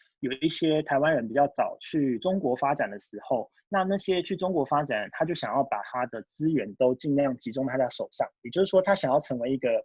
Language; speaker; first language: Chinese; early bilingual, heritage; Japanese